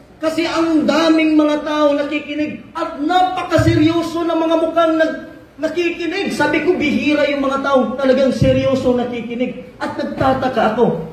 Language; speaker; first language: Filipino; non-native, local second language; Cebuano